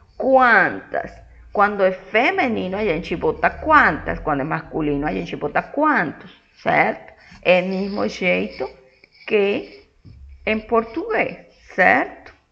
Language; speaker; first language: Portuguese; non-native, fluent; Spanish